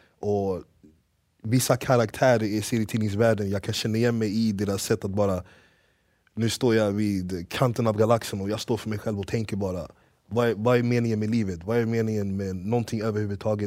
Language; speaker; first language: Swedish; early bilingual, other home language; English